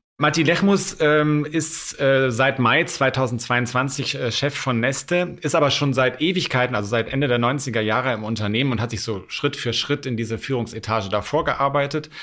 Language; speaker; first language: German; native; German